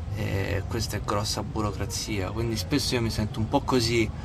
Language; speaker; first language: Italian; native; Italian